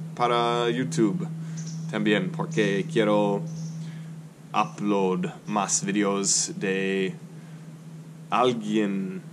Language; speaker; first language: Spanish; non-native, learner; English